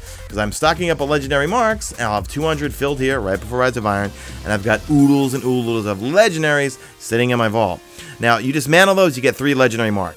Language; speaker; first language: English; native; English